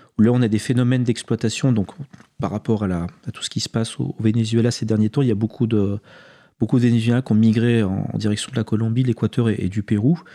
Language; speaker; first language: French; native; French